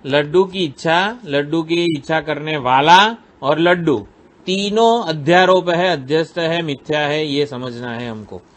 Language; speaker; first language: Hindi; non-native, local second language; Gujarati